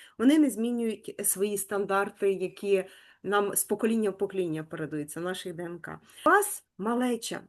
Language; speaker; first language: Ukrainian; native; Ukrainian